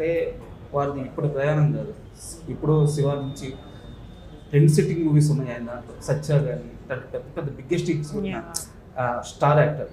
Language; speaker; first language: Telugu; native; Telugu